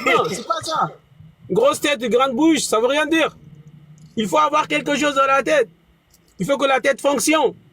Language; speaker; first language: French; non-native, fluent; Arabic